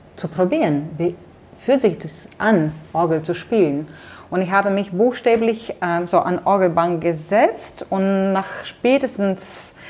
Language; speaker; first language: German; non-native, fluent; Latvian